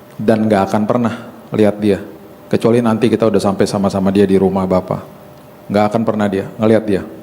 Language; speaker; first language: Indonesian; native; Indonesian